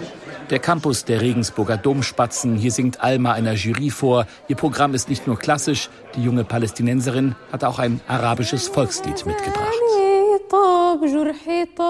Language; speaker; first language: German; native; German